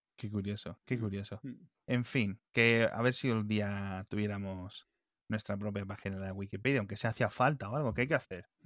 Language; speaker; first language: Spanish; native; Spanish